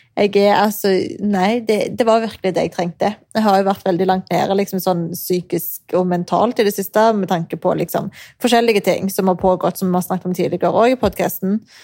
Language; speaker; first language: Norwegian; early bilingual, other home language; Arabic